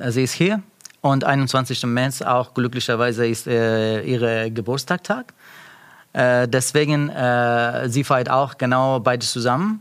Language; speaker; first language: German; non-native, learner; Persian